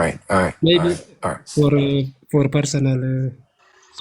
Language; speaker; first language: English; non-native, learner; Amharic